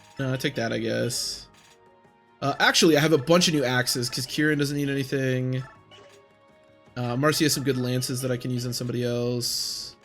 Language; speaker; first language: English; native; English